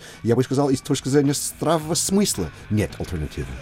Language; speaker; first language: Russian; non-native, fluent; English